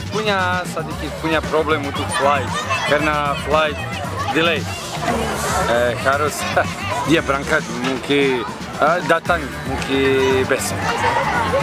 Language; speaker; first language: Indonesian; non-native, learner; Serbian